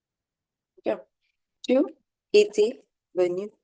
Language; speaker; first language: French; non-native, fluent; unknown